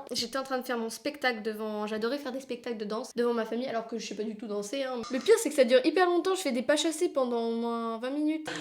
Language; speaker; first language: French; native; French